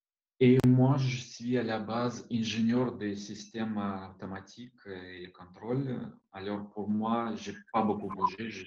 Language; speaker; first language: French; non-native, fluent; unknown